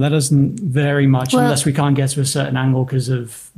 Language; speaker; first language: English; native; English